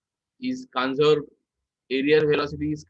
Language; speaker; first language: English; non-native, local second language; Marathi